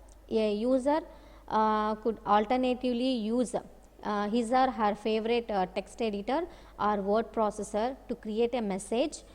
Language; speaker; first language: English; non-native, local second language; Telugu